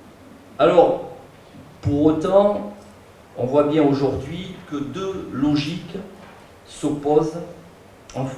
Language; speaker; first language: French; native; French